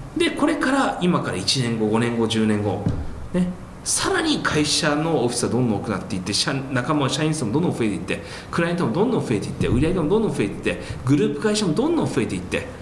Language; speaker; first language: Japanese; early bilingual, heritage; Japanese